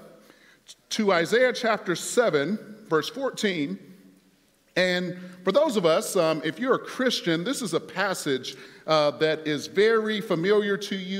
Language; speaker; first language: English; native; English